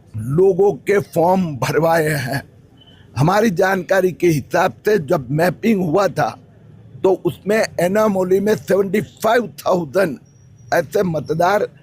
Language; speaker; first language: Hindi; non-native, local second language; Marathi